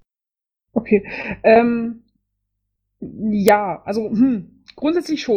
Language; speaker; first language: German; native; German